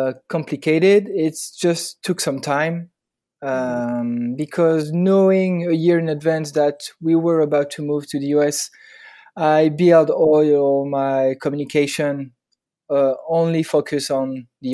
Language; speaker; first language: English; non-native, fluent; French